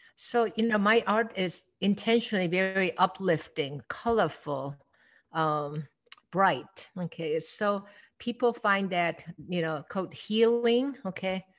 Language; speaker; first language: English; non-native, fluent; Korean